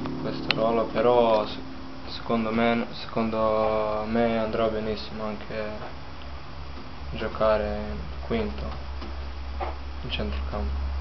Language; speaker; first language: Italian; non-native, fluent; Slovenian